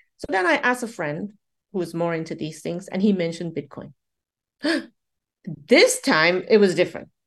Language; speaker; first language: English; non-native, local second language; Cantonese